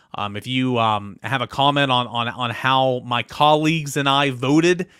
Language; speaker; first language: English; native; English